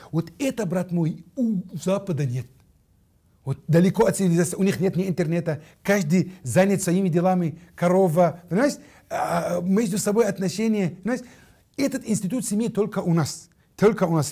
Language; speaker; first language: Russian; non-native, fluent; Arabic